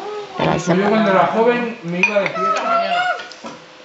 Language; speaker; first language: Spanish; native; Spanish